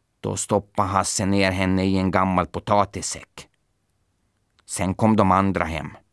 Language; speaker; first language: Swedish; native; Swedish